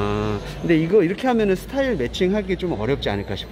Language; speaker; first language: Korean; native; Korean